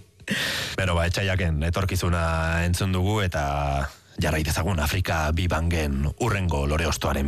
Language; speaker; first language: Basque; native; Basque